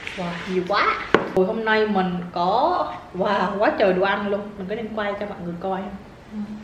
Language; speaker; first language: Vietnamese; native; Vietnamese